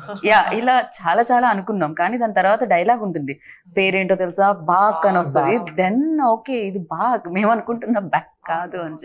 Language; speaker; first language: Telugu; native; Telugu